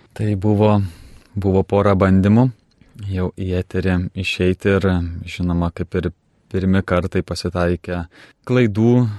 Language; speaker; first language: Lithuanian; native; Lithuanian